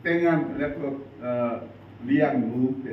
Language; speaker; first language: Thai; non-native, learner; Korean